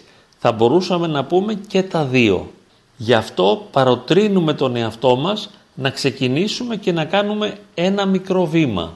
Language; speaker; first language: Greek; native; Greek